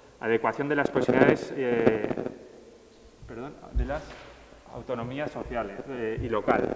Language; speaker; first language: Spanish; native; Spanish